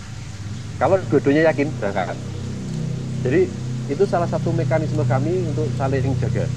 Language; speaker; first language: Indonesian; native; Indonesian